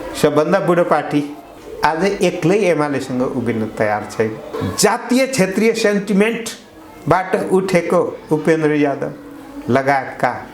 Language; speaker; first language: Nepali; native; Nepali